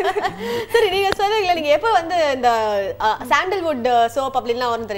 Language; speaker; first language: Tamil; native; Tamil